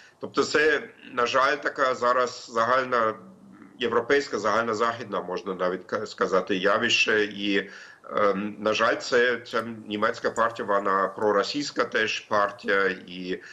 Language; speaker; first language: Ukrainian; non-native, fluent; German